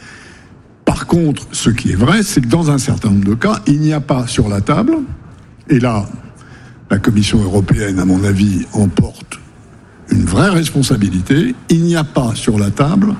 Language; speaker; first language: French; native; French